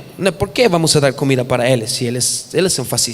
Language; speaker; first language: Portuguese; non-native, fluent; Spanish